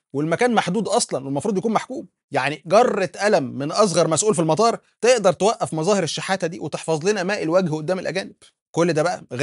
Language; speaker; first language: Arabic; native; Arabic